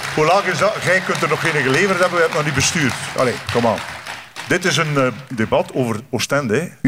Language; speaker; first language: Dutch; native; Dutch